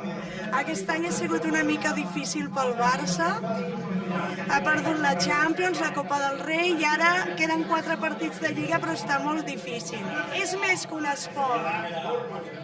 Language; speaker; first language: Catalan; native; Catalan